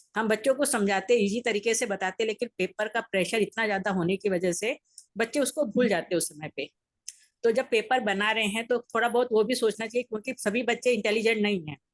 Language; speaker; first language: Hindi; native; Hindi